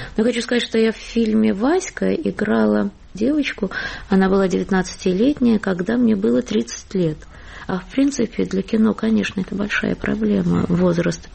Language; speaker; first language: Russian; native; Russian